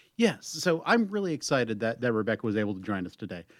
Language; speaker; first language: English; native; English